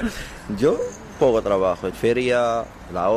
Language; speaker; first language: Spanish; non-native, learner; Arabic